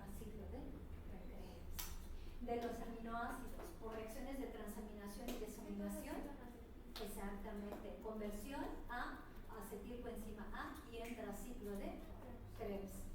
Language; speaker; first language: Spanish; native; Spanish